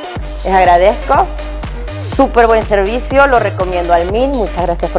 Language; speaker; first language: Spanish; native; Spanish